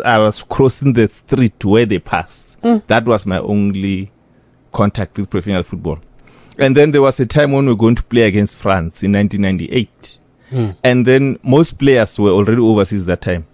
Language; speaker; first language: English; non-native, local second language; Northern Sotho